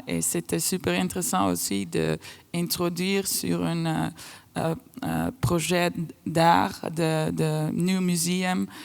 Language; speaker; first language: French; non-native, fluent; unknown